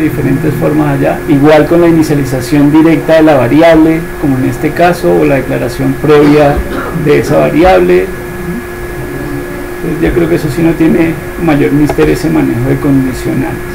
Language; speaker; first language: Spanish; native; Spanish